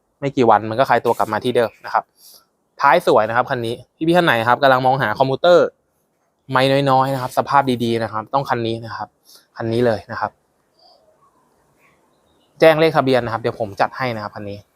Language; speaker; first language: Thai; native; Thai